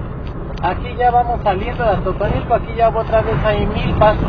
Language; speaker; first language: Spanish; native; Spanish